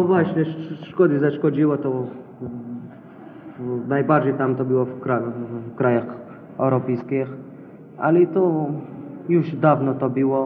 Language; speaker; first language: Polish; non-native, learner; Arabic